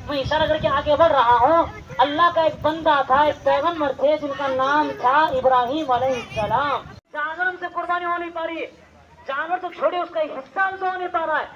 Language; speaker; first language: Urdu; native; Urdu